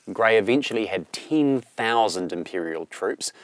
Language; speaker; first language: English; native; English